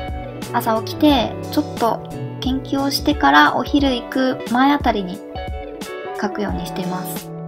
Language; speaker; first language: Japanese; native; Japanese